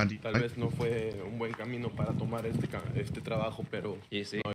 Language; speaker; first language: Spanish; native; Spanish